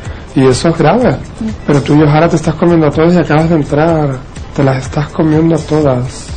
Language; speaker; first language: Spanish; native; Spanish